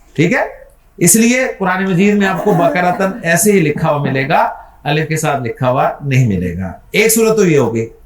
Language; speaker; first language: Urdu; native; Urdu